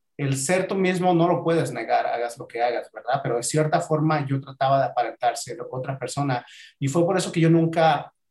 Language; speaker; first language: Spanish; native; Spanish